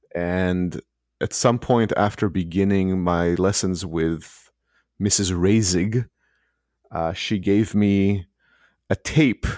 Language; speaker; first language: English; early bilingual, other home language; Hebrew